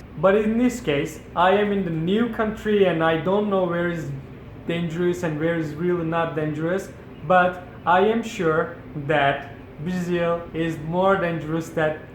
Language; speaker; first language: English; non-native, fluent; Turkish